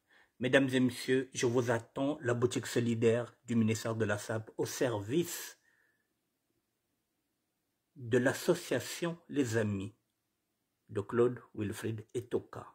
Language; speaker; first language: French; non-native, local second language; Lingala